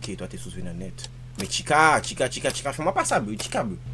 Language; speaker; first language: French; native; French